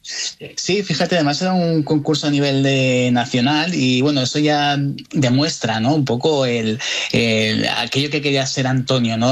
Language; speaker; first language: Spanish; native; Spanish